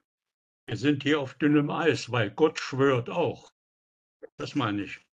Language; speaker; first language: German; native; German